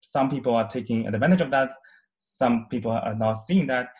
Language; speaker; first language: English; non-native, fluent; Chinese